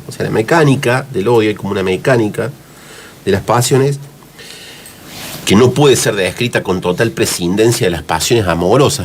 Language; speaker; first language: Spanish; native; Spanish